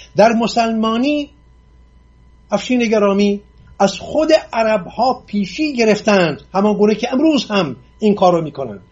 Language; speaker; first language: Persian; non-native, local second language; Assyrian Neo-Aramaic